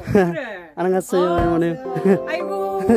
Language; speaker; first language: Korean; non-native, learner; Nepali